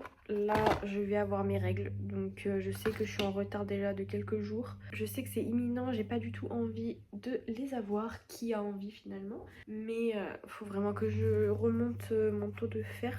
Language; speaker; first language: French; native; French